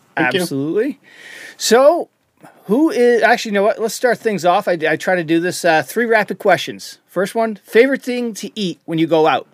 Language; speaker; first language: English; native; English